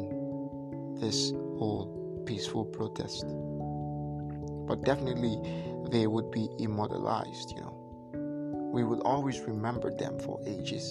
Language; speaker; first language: English; non-native, local second language; Yoruba